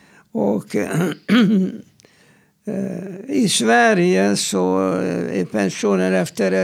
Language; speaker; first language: Swedish; non-native, fluent; Hungarian